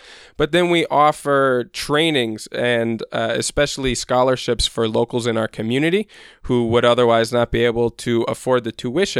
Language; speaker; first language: English; native; English